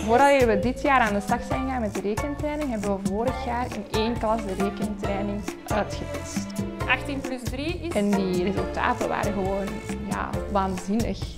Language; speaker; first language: Dutch; native; Dutch